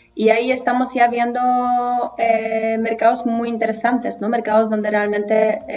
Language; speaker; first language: Spanish; non-native, fluent; Polish